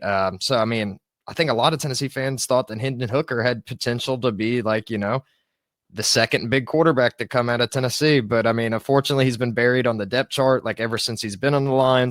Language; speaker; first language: English; native; English